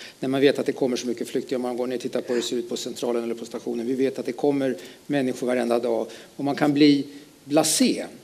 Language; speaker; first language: Swedish; early bilingual, other home language; German